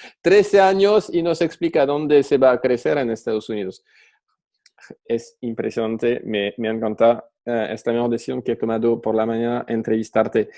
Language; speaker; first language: Spanish; non-native, fluent; French